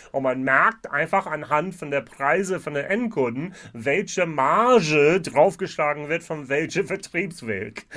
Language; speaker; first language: German; non-native, fluent; English